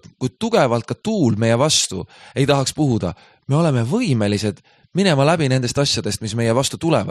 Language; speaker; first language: Estonian; native; Estonian